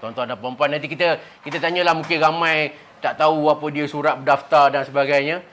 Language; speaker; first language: Malay; native; Malay